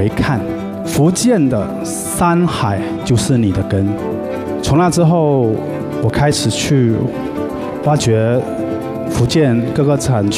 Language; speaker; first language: Chinese; native; Chinese